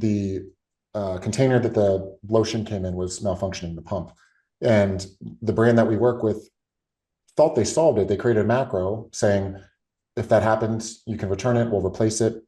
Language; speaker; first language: English; native; English